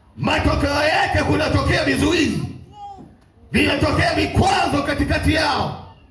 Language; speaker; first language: Swahili; native; Swahili